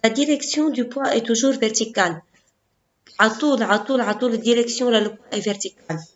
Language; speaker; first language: French; non-native, local second language; Arabic